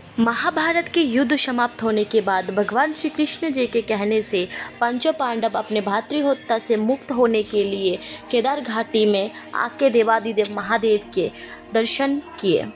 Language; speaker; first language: Hindi; non-native, local second language; Bangla